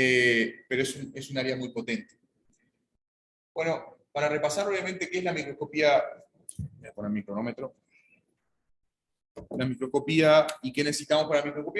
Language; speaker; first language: Spanish; native; Spanish